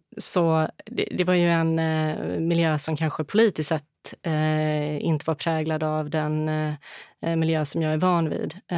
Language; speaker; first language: Swedish; early bilingual, other home language; Bosnian